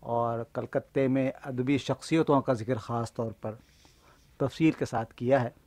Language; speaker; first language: Urdu; native; Urdu